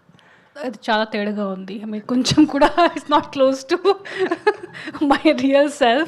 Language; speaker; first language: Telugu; non-native, fluent; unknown